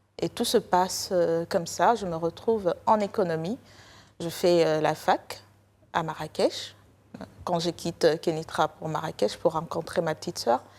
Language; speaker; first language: French; non-native, local second language; Lingala